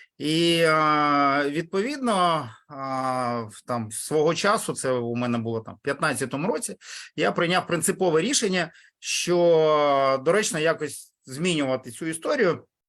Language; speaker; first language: Ukrainian; non-native, local second language; Russian